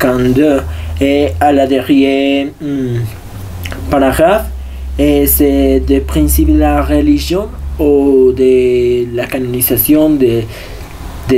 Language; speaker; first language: French; non-native, learner; Spanish